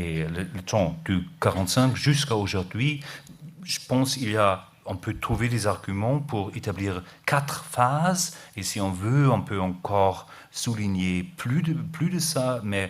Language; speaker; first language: French; non-native, learner; German